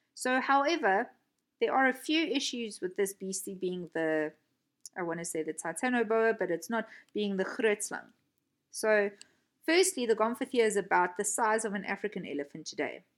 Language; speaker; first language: English; native; English